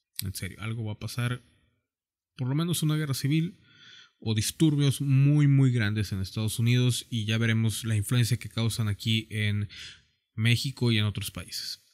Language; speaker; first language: Spanish; native; Spanish